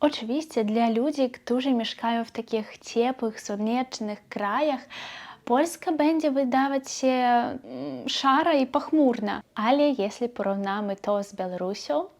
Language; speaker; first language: Polish; non-native, learner; Belarusian